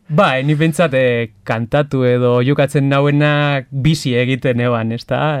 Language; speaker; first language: Basque; non-native, local second language; Spanish